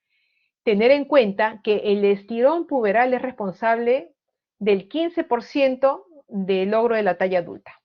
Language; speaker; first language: Spanish; native; Spanish